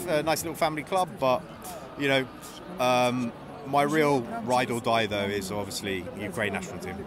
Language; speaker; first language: English; native; English